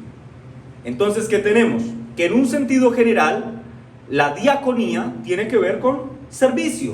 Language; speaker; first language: Spanish; native; Spanish